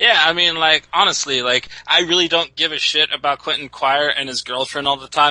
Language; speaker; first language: English; native; English